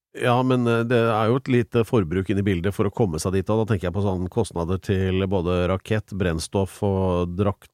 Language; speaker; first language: Norwegian; native; Norwegian